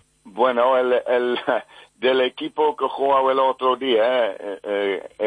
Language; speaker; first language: Spanish; non-native, fluent; English